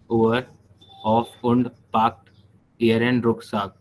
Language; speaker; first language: German; non-native, learner; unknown